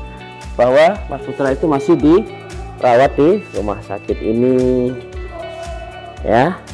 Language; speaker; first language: Indonesian; native; Indonesian